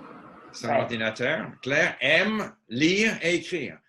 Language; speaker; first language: French; non-native, fluent; English